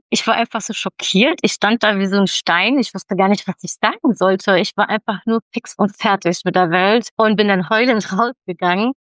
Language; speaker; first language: German; early bilingual, other home language; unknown